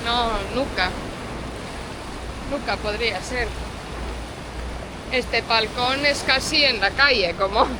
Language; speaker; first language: Spanish; non-native, fluent; Portuguese